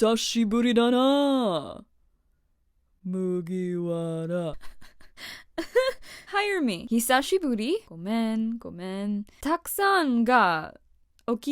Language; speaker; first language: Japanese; non-native, learner; English